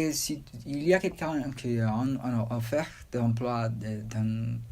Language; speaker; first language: French; non-native, learner; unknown